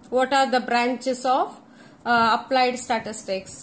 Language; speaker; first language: English; non-native, local second language; Kannada